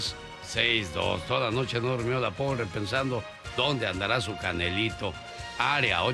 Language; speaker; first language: Spanish; native; Spanish